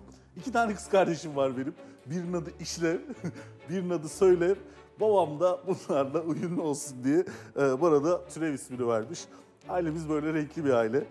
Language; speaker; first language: Turkish; native; Turkish